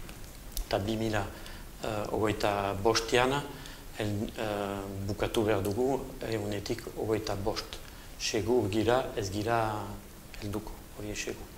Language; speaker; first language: Basque; native; Basque